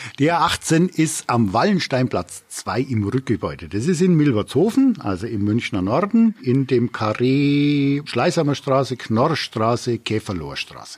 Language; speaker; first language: German; native; German